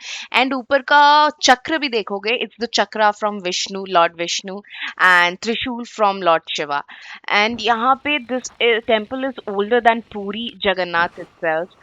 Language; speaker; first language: Hindi; early bilingual, heritage; Odia